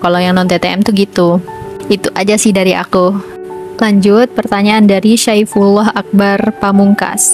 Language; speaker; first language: Indonesian; native; Indonesian